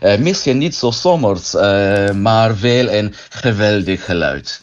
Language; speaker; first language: Dutch; non-native, learner; English